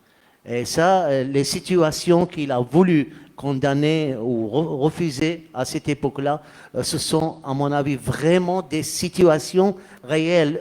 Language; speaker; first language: French; non-native, fluent; Arabic